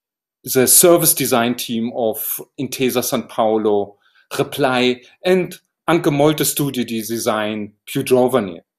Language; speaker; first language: Italian; non-native, learner; German